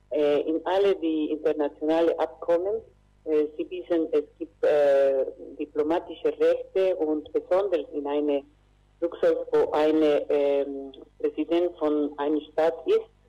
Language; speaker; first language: German; non-native, learner; Spanish